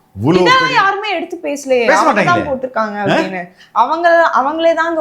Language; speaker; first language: Tamil; native; Tamil